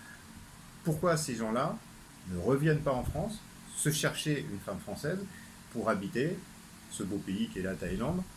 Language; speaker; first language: French; native; French